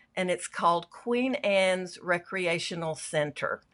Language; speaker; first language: English; native; English